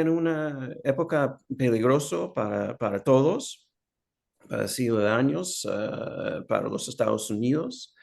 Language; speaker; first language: Spanish; non-native, fluent; English